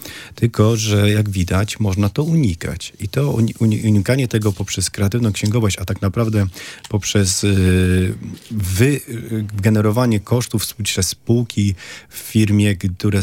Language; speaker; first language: Polish; native; Polish